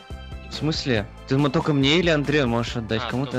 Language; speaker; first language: Russian; native; Russian